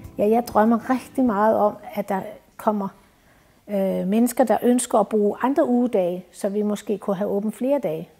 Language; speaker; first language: Danish; native; Danish